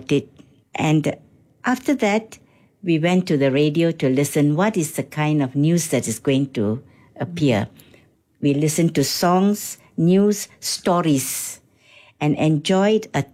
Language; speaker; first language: English; non-native, local second language; Tamil